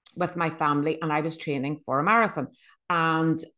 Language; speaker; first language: English; native; English